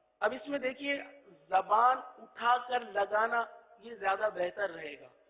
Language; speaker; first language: Urdu; native; Urdu